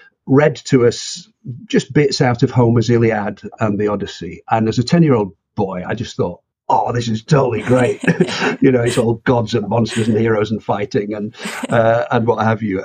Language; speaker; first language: English; native; English